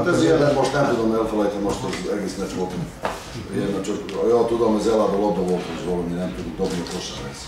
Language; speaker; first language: Hungarian; non-native, learner; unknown